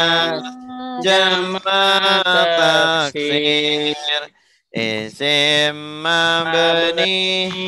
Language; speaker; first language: Arabic; non-native, fluent; Indonesian